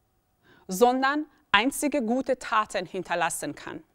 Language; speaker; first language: German; early bilingual, other home language; Persian